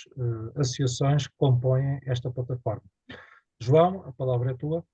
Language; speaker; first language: Portuguese; native; Portuguese